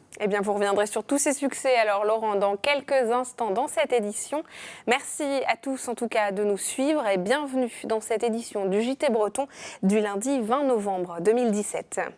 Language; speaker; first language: French; native; French